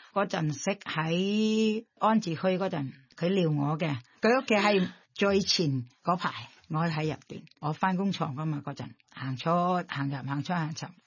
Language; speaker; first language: Cantonese; non-native, fluent; Thai